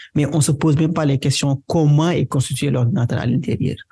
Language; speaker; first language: French; non-native, local second language; Wolof